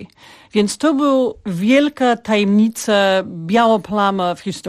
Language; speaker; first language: Polish; non-native, fluent; English